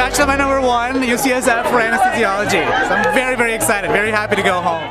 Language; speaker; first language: English; early bilingual, other home language; Spanish